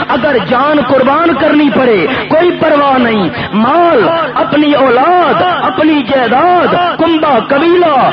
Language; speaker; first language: Urdu; non-native, local second language; Pashto